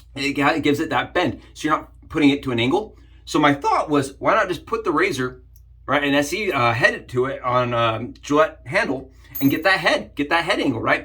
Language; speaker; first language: English; native; English